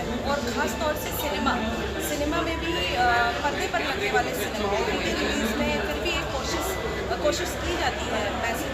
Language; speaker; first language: Hindi; native; Hindi